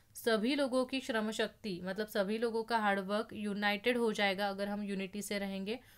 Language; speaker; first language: Hindi; non-native, local second language; Marathi